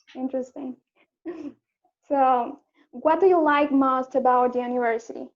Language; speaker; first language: English; non-native, learner; Spanish